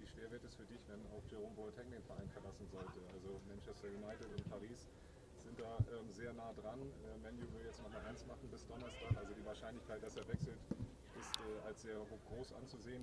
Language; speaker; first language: German; native; German